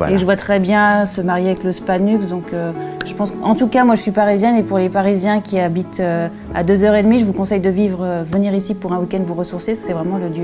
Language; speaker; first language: French; native; French